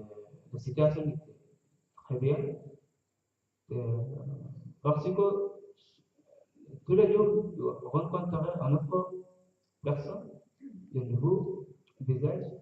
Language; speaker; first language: French; non-native, learner; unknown